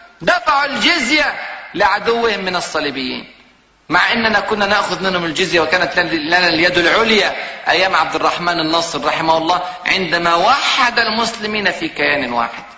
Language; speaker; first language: Arabic; native; Arabic